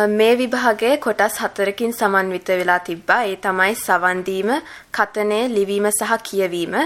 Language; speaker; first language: Sinhala; early bilingual, heritage; Sinhala